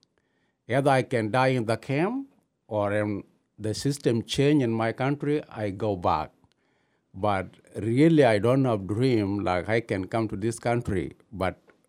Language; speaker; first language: English; non-native, learner; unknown